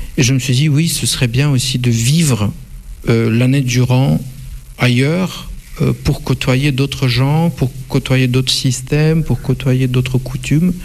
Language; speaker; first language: French; non-native, fluent; Russian